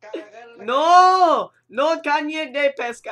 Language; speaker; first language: Spanish; non-native, learner; English